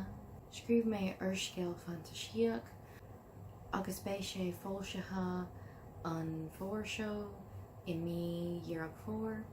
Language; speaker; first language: Irish; non-native, learner; English